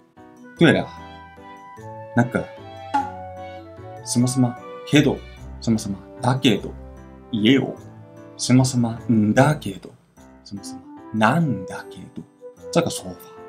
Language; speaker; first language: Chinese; non-native, fluent; Japanese